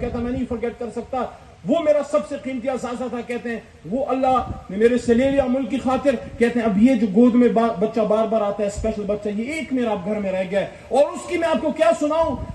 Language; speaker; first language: Urdu; non-native, local second language; Pashto